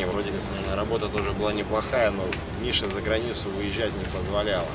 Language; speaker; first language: Russian; native; Russian